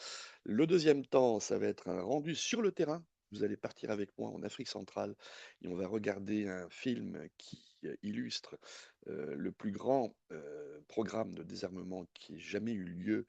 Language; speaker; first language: French; native; French